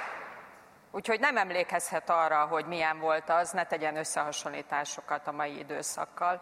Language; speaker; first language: Hungarian; native; Hungarian